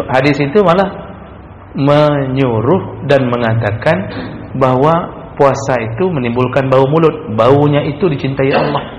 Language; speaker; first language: Malay; non-native, local second language; Achinese